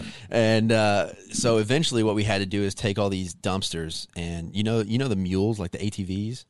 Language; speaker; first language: English; native; English